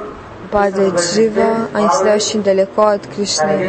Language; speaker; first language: Russian; native; Russian